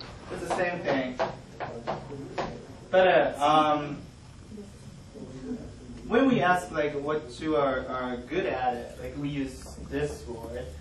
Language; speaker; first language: English; non-native, fluent; Japanese